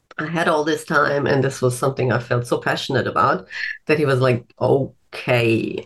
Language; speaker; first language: English; non-native, fluent; German